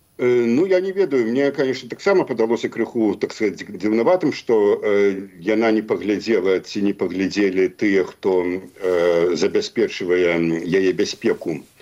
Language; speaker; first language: Belarusian; native; Belarusian